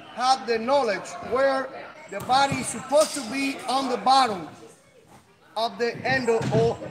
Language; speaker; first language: English; non-native, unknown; Spanish